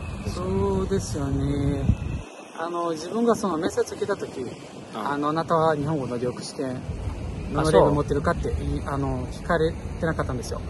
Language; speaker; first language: Japanese; non-native, fluent; Portuguese